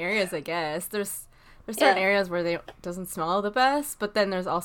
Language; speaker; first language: English; non-native, local second language; Filipino